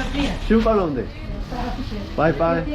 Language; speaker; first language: Korean; native; Korean